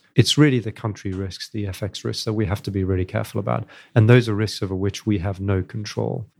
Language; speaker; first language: English; native; English